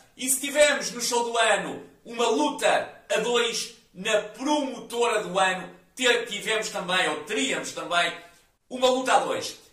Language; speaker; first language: Portuguese; native; Portuguese